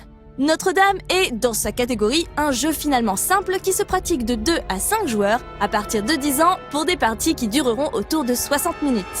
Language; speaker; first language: French; native; French